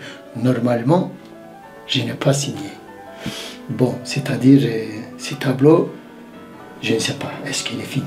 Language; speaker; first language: French; non-native, fluent; Turkish